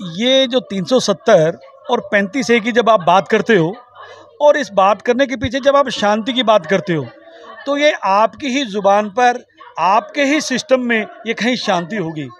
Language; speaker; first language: Hindi; native; Hindi